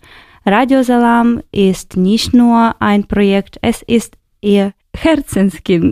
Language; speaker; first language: German; non-native, fluent; Ukrainian